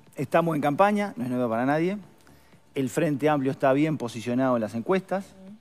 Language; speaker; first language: Spanish; native; Spanish